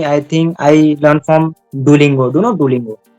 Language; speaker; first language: English; non-native, local second language; Hindi